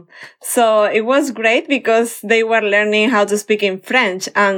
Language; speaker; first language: English; non-native, fluent; Spanish